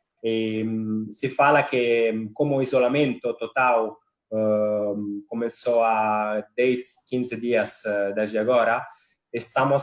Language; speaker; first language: Portuguese; non-native, fluent; Italian